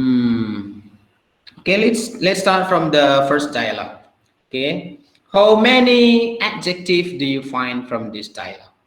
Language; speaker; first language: English; non-native, fluent; Indonesian